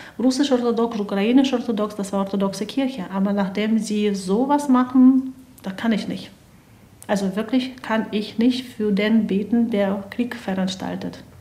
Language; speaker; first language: German; non-native, fluent; Ukrainian